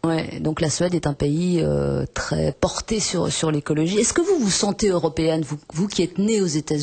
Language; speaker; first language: French; native; French